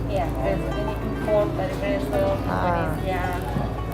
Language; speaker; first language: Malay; non-native, fluent; Turkish